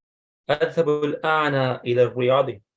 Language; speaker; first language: Arabic; non-native, learner; English